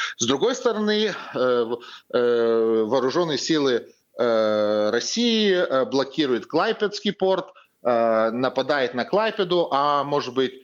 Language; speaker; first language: Russian; non-native, fluent; Lithuanian